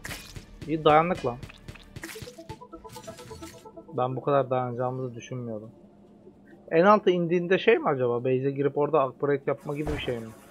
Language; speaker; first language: Turkish; native; Turkish